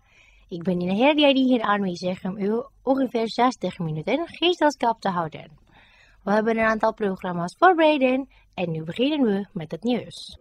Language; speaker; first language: Dutch; non-native, fluent; Indonesian